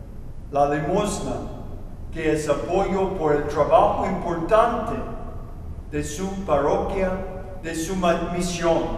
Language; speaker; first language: Spanish; non-native, learner; English